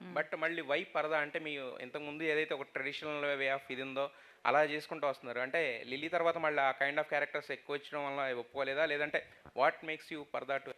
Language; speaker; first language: Telugu; native; Telugu